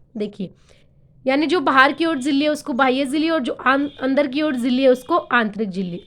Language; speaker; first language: Hindi; native; Hindi